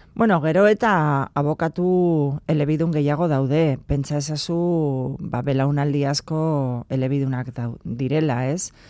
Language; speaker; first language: Basque; non-native, local second language; Spanish